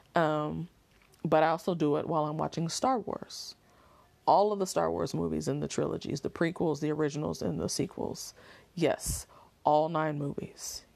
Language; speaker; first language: English; native; English